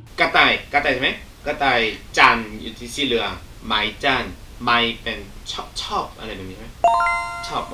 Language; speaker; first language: Thai; non-native, learner; Korean